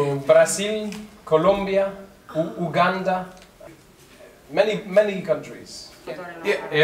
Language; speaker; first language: English; non-native, fluent; French